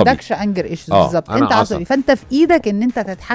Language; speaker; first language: Arabic; native; Arabic